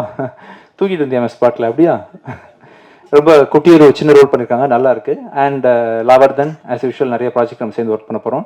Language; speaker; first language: Tamil; native; Tamil